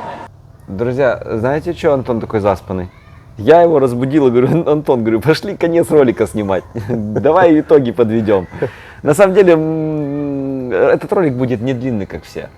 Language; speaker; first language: Russian; native; Russian